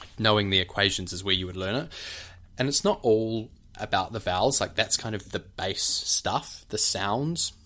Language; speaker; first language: English; native; English